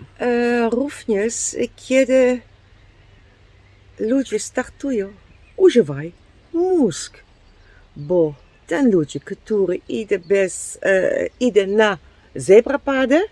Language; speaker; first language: Polish; non-native, learner; Dutch